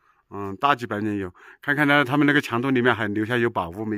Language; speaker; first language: Chinese; native; Chinese